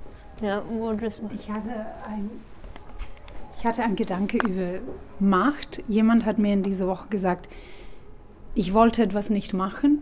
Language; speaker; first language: German; non-native, fluent; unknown